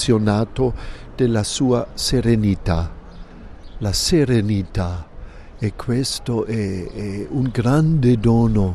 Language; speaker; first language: Italian; non-native, fluent; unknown